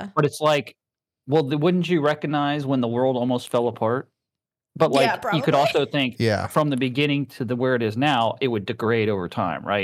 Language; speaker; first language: English; native; English